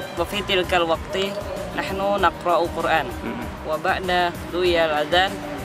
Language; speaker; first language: Arabic; non-native, learner; Indonesian